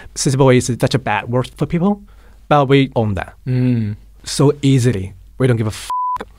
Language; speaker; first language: English; non-native, fluent; Chinese